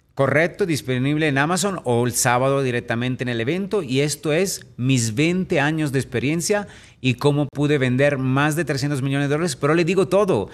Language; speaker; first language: Spanish; non-native, fluent; Italian